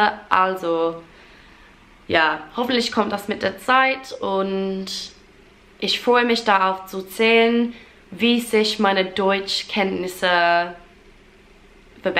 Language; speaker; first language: German; non-native, fluent; English